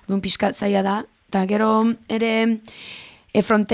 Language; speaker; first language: Basque; early bilingual, heritage; Basque